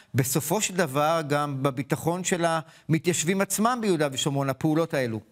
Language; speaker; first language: Hebrew; native; Hebrew